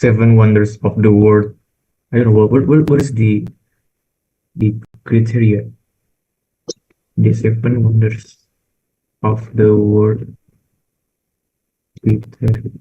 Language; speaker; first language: English; non-native, learner; Indonesian